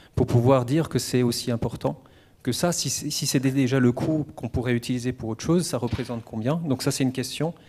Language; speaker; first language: French; native; French